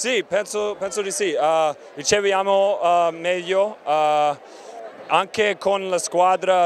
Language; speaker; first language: Italian; non-native, learner; English